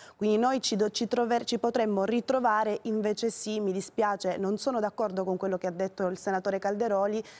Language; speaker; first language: Italian; native; Italian